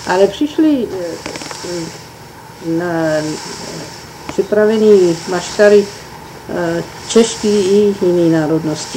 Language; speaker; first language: Czech; early bilingual, heritage; Czech